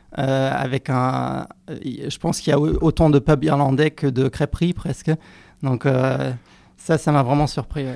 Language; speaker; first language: French; non-native, fluent; German